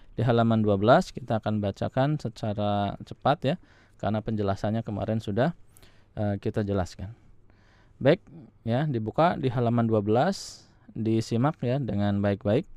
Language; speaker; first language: Indonesian; native; Indonesian